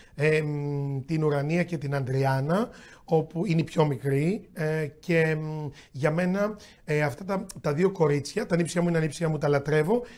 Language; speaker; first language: Greek; native; Greek